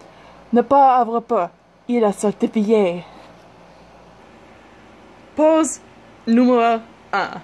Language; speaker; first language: French; non-native, learner; English